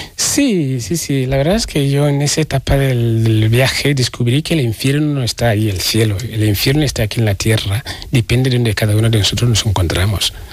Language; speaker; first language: Spanish; non-native, fluent; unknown